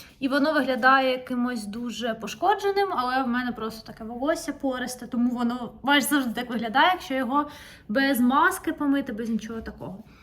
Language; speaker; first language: Ukrainian; native; Ukrainian